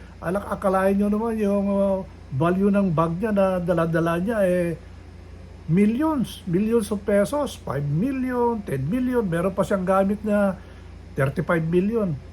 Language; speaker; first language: Filipino; non-native, local second language; Iloko